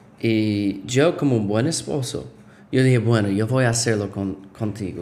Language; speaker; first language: Spanish; non-native, fluent; English